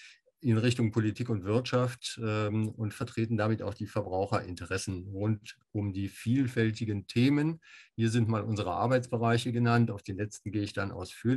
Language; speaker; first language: German; native; German